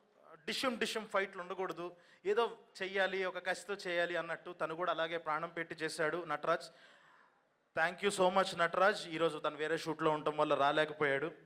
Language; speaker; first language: Telugu; native; Telugu